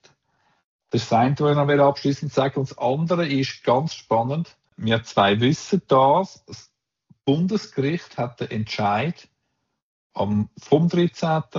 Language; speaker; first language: German; native; German